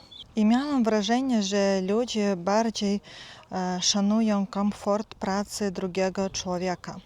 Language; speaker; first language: Polish; non-native, fluent; Ukrainian